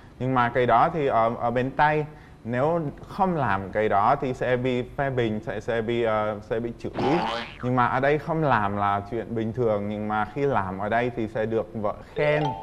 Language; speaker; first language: Vietnamese; non-native, fluent; Czech